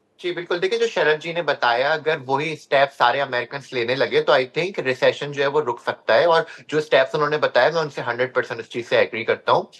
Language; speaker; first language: Hindi; native; Hindi